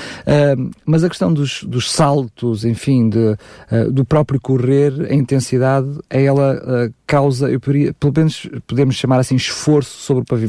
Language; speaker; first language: Portuguese; native; Portuguese